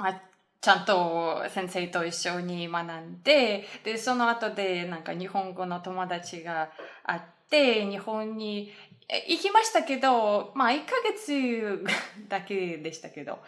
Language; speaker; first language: Japanese; non-native, fluent; Russian